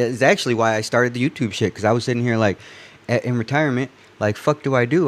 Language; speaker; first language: English; native; English